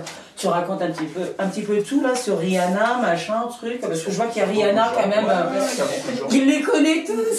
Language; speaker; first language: French; native; French